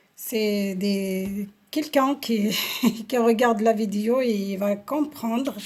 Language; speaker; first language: French; non-native, local second language; Arabic